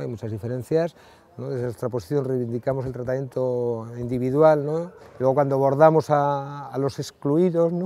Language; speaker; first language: Spanish; native; Spanish